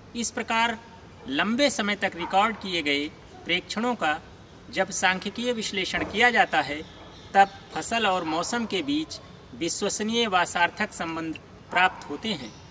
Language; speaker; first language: Hindi; native; Hindi